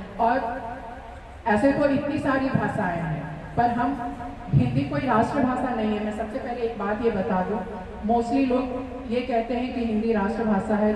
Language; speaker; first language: Hindi; native; Hindi